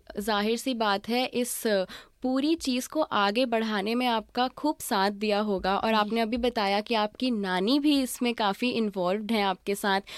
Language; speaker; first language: Hindi; native; Hindi